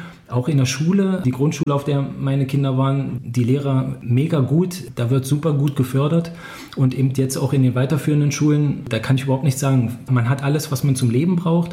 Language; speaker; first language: German; native; German